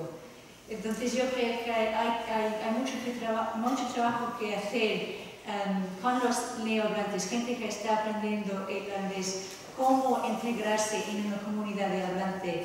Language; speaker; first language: Spanish; non-native, fluent; English